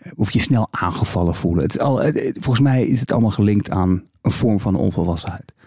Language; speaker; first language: Dutch; native; Dutch